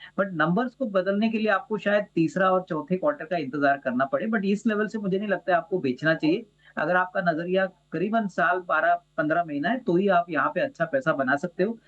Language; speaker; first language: Hindi; native; Hindi